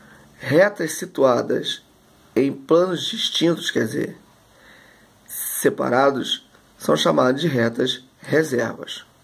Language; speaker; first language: Portuguese; native; Portuguese